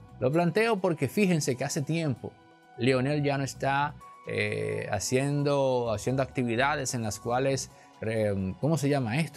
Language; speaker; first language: Spanish; native; Spanish